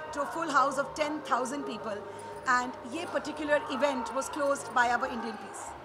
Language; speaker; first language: Hindi; native; Hindi